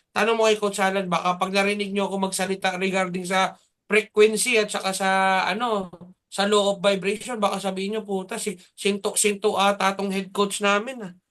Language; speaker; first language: Filipino; native; Filipino